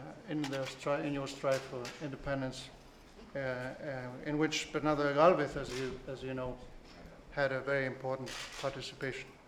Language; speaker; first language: English; non-native, fluent; Spanish